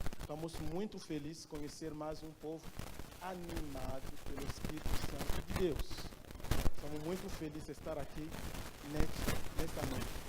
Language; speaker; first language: Portuguese; non-native, fluent; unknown